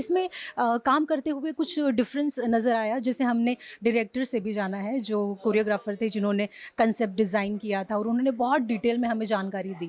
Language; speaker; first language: Hindi; native; Hindi